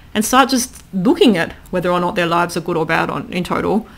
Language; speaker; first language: English; native; English